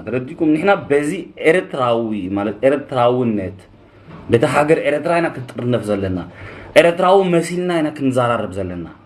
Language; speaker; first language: Tigrinya; early bilingual, heritage; Tigrinya